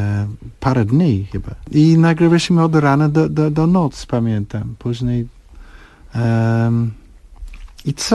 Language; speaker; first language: Polish; non-native, fluent; English